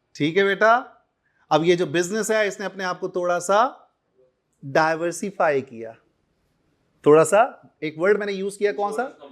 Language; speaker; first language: Urdu; non-native, local second language; Punjabi